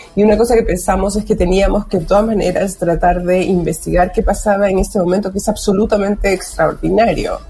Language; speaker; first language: Spanish; native; Spanish